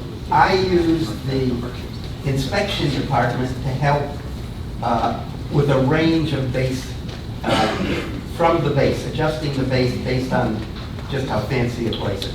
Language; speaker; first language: English; native; English